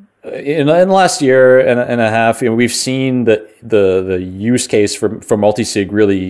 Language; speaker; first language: English; native; English